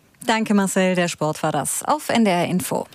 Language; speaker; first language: German; native; German